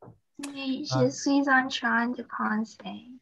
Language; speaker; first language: French; non-native, learner; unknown